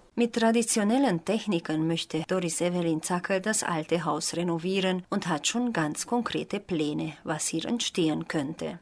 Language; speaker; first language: German; native; German